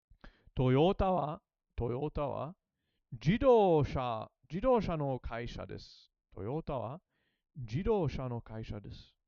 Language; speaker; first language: Japanese; non-native, learner; English